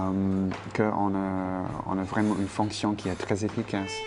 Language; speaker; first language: French; non-native, fluent; English